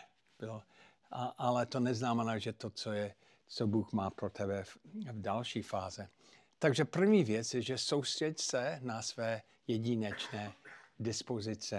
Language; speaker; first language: Czech; non-native, fluent; English